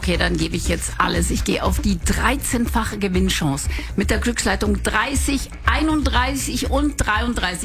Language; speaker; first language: German; native; German